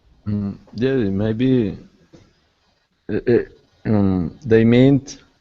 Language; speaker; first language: English; non-native, learner; Spanish